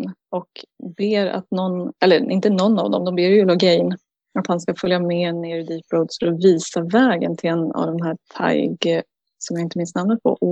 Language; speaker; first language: Swedish; native; Swedish